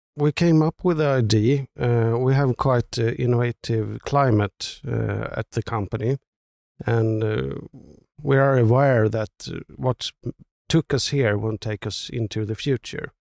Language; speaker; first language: English; non-native, fluent; Swedish